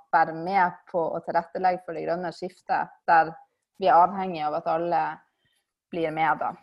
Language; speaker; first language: Norwegian; native; Norwegian